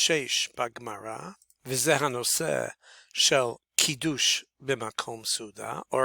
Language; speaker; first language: Hebrew; non-native, fluent; English